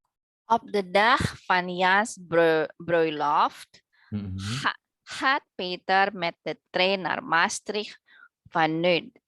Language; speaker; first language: Dutch; non-native, learner; Indonesian